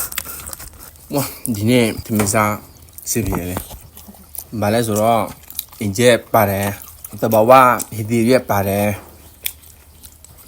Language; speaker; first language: Burmese; non-native, learner; S'gaw Karen